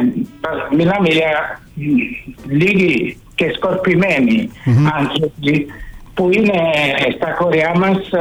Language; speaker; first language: Greek; non-native, fluent; Italian